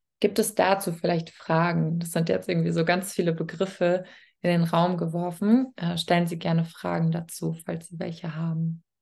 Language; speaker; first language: German; native; German